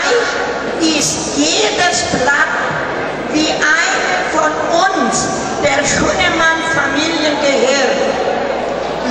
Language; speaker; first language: German; early bilingual, heritage; German